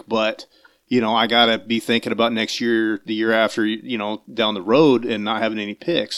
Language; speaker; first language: English; native; English